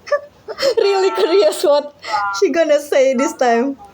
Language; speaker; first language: English; non-native, learner; Indonesian